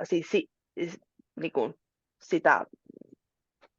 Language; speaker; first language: Finnish; non-native, local second language; Swedish